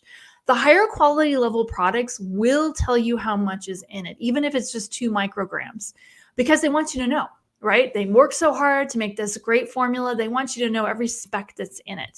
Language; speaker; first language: English; native; English